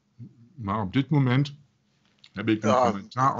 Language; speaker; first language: Dutch; non-native, learner; German